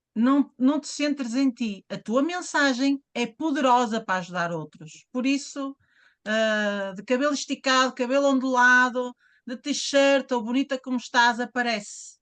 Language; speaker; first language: Portuguese; native; Portuguese